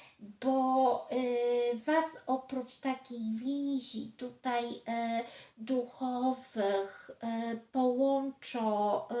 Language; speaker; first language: Polish; native; Polish